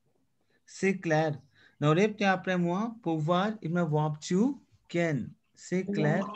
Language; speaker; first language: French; non-native, fluent; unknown